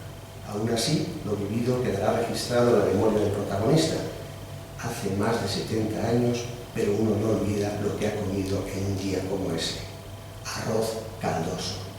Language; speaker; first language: Spanish; native; Spanish